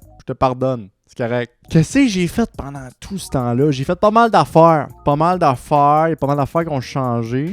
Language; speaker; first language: French; native; French